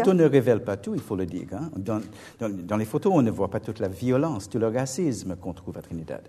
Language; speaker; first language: French; non-native, fluent; English